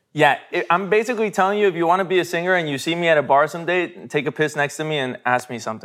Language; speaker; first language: English; early bilingual, other home language; Spanish